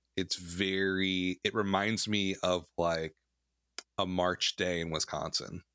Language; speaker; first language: English; native; English